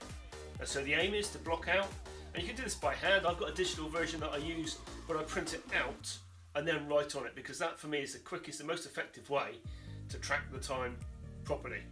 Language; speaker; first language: English; native; English